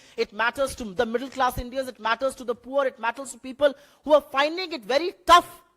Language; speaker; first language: English; non-native, local second language; Hindi